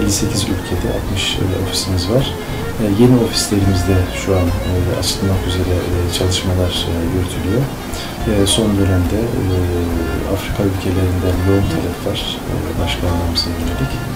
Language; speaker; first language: Turkish; native; Turkish